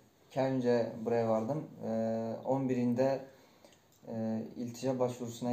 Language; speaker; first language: Turkish; non-native, fluent; Kurdish